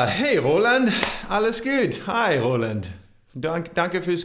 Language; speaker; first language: German; non-native, learner; English